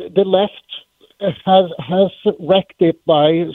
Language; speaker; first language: English; non-native, fluent; Swedish